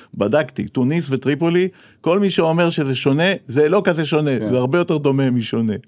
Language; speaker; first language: Hebrew; native; Hebrew